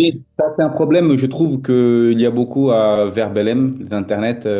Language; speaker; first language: French; non-native, fluent; Portuguese